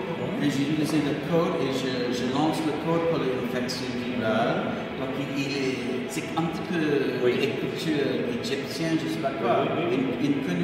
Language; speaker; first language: French; non-native, fluent; English